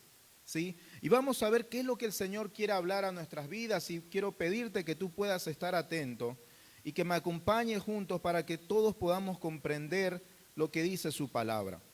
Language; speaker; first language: Spanish; native; Spanish